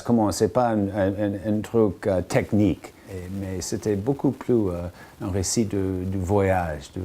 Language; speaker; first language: French; non-native, fluent; English